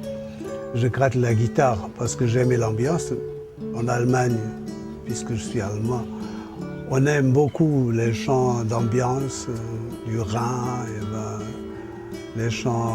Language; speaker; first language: French; non-native, fluent; German